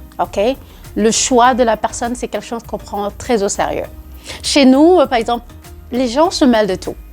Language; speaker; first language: French; non-native, local second language; Wolof